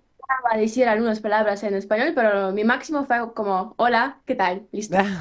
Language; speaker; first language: Spanish; non-native, learner; Ukrainian